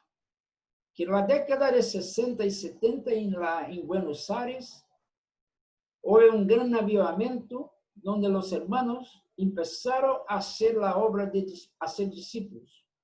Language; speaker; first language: Spanish; non-native, fluent; Portuguese